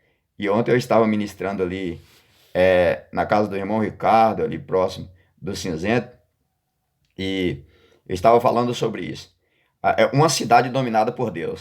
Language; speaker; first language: Portuguese; native; Portuguese